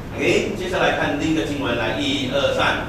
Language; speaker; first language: Chinese; native; Chinese